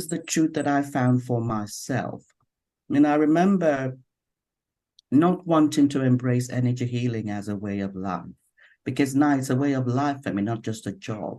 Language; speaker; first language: English; non-native, local second language; Yoruba